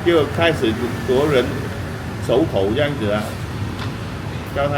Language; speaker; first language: Chinese; early bilingual, heritage; Min Nan Chinese